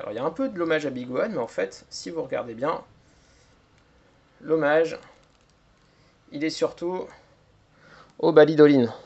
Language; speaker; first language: French; native; French